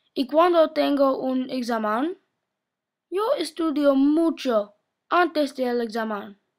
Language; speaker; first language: Spanish; non-native, learner; English